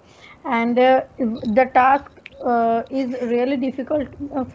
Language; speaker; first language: English; non-native, local second language; Punjabi